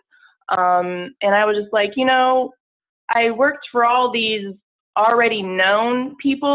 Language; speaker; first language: English; native; English